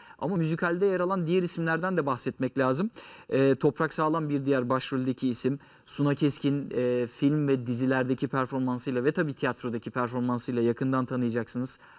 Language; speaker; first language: Turkish; native; Turkish